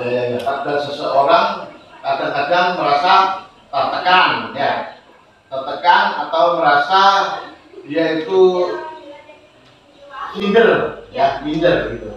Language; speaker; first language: Indonesian; native; Indonesian